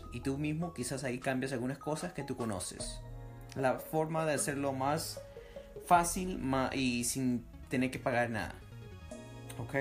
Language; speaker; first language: Spanish; early bilingual, heritage; Spanish